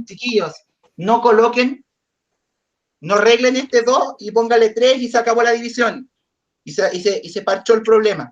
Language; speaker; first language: Spanish; native; Spanish